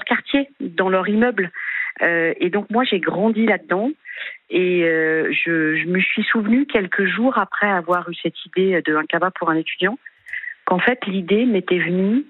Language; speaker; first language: French; native; French